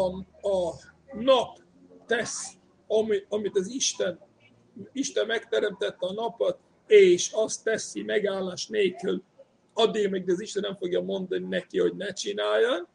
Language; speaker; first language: Hungarian; non-native, fluent; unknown